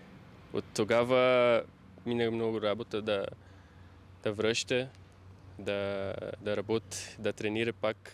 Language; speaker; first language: Bulgarian; non-native, learner; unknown